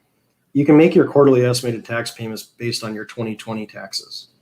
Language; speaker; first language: English; native; English